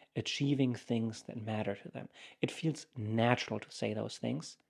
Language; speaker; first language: English; non-native, fluent; German